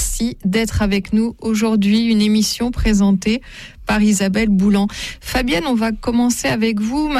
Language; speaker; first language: French; native; French